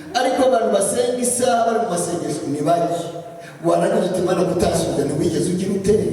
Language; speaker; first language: Kinyarwanda; early bilingual, heritage; Kinyarwanda